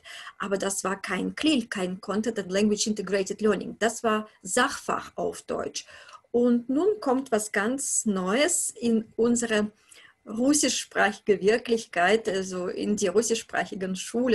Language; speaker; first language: German; non-native, fluent; Russian